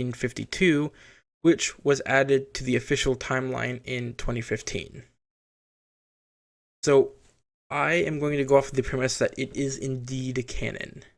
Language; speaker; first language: English; native; English